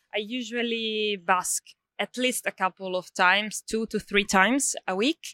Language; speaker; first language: English; non-native, fluent; Italian